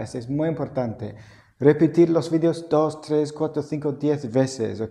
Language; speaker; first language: Spanish; non-native, fluent; English